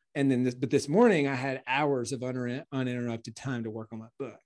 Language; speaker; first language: English; native; English